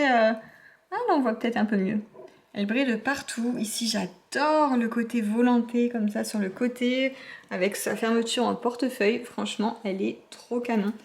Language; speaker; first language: French; native; French